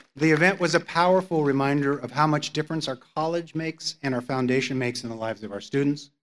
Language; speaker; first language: English; native; English